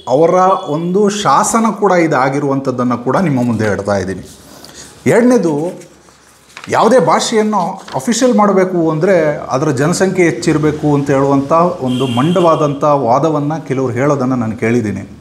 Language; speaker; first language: Kannada; non-native, local second language; Kodava